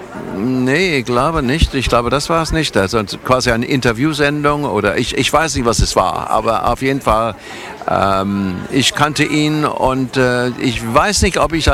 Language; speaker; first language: German; non-native, fluent; English